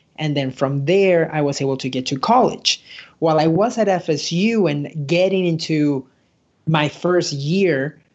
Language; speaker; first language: English; early bilingual, other home language; Spanish